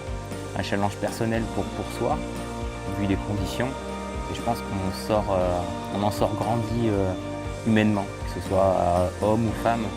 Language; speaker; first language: French; native; French